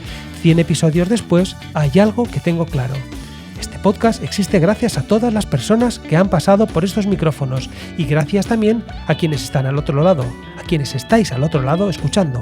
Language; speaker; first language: Spanish; native; Spanish